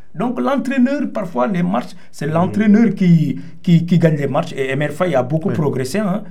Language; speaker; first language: French; non-native, local second language; Wolof